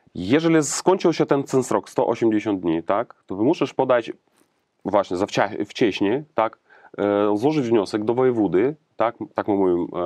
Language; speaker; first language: Polish; non-native, learner; Ukrainian